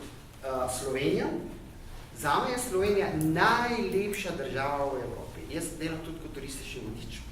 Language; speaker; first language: Slovenian; early bilingual, heritage; Arabic